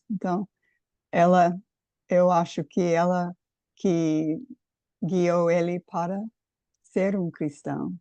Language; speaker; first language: Portuguese; non-native, fluent; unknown